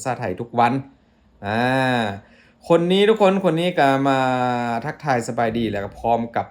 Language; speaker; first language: Thai; non-native, local second language; Northeastern Thai